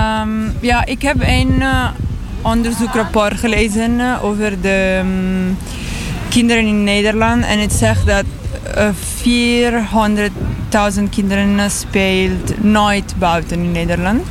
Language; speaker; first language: Dutch; non-native, learner; Italian